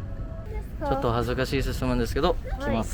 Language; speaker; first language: Japanese; non-native, learner; Filipino